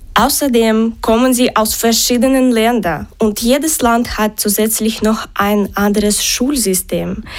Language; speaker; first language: German; non-native, learner; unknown